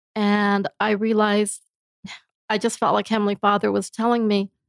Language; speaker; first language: English; native; English